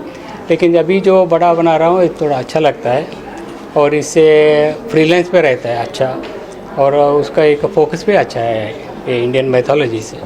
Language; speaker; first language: Hindi; non-native, local second language; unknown